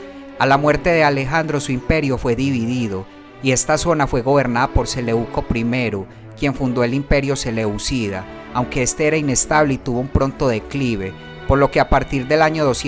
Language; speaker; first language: Spanish; native; Spanish